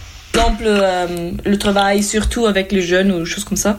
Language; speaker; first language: French; non-native, learner; German